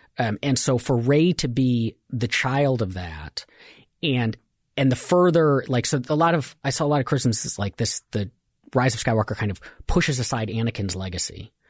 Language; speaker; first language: English; native; English